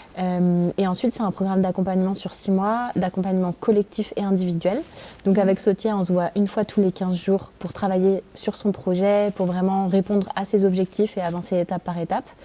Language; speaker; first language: French; native; French